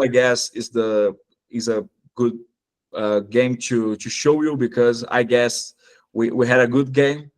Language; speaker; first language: English; non-native, fluent; Portuguese